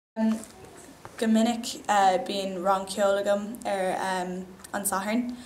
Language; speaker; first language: Irish; non-native, local second language; English